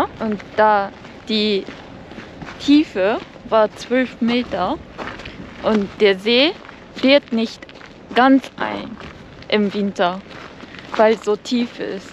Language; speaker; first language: German; non-native, fluent; Japanese